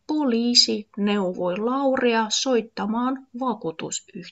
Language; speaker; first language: Finnish; non-native, fluent; Russian